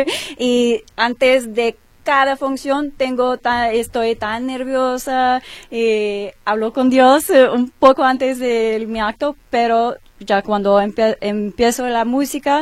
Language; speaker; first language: Spanish; non-native, learner; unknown